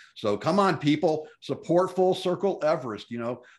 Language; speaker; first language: English; native; English